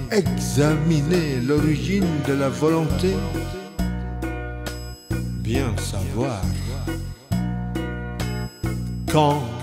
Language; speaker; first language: French; non-native, fluent; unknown